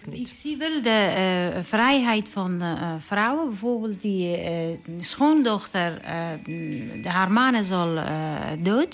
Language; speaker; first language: Dutch; non-native, learner; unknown